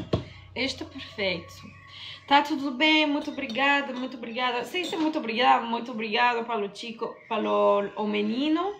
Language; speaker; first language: Portuguese; non-native, learner; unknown